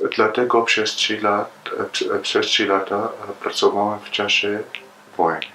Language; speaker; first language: Polish; non-native, learner; Arabic